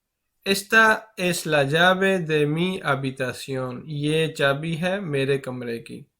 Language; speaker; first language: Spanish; non-native, fluent; Urdu